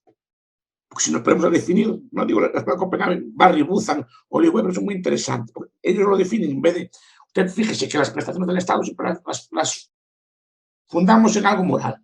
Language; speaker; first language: Spanish; native; Spanish